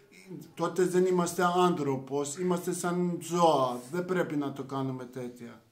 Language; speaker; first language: Greek; non-native, learner; Persian